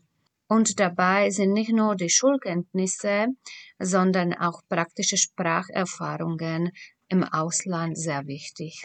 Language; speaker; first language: German; non-native, fluent; Slovak